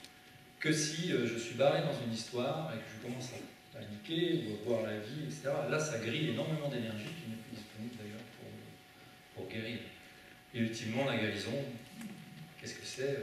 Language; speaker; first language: French; native; French